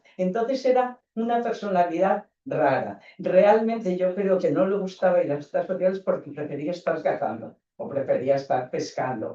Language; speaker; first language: Spanish; native; Spanish